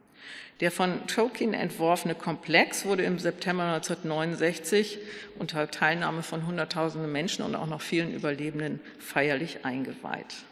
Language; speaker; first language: German; native; German